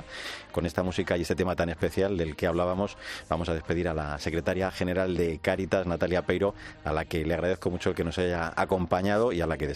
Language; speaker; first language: Spanish; native; Spanish